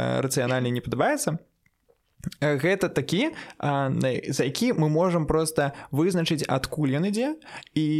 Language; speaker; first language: Belarusian; non-native, local second language; Russian